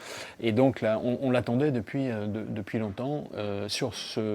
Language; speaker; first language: French; native; French